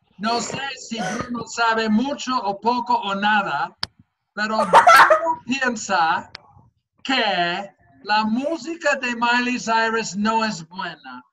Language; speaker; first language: Spanish; non-native, fluent; English